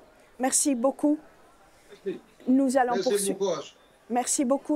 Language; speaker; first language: French; native; French